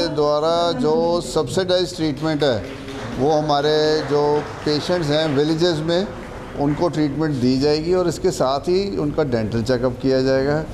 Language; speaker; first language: Hindi; non-native, local second language; Punjabi